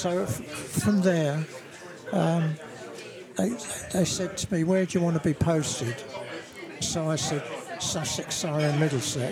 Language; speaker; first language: English; native; English